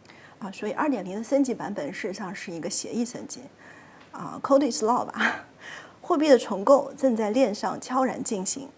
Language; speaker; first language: Chinese; native; Chinese